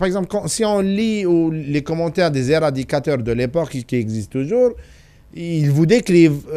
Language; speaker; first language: French; non-native, local second language; Arabic